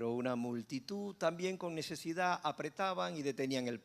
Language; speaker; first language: Spanish; native; Spanish